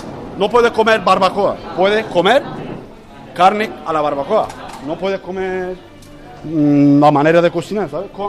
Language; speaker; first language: Spanish; non-native, fluent; Turkish